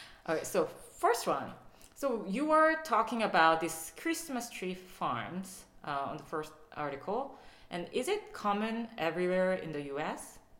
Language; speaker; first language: English; non-native, fluent; Korean